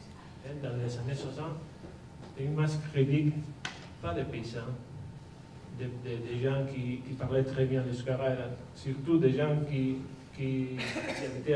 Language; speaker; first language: French; non-native, fluent; Basque